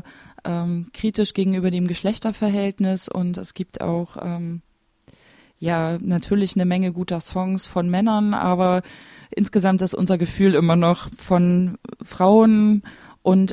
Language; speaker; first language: German; native; German